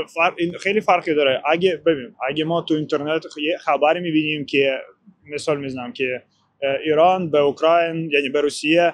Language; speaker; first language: Persian; non-native, learner; Ukrainian